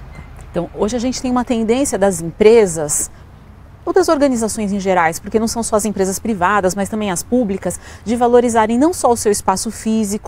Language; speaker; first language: Portuguese; native; Portuguese